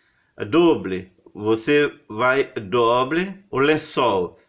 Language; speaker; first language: Portuguese; non-native, fluent; Haitian Creole